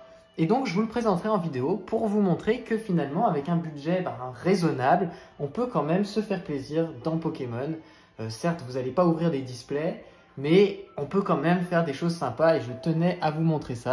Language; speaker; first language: French; native; French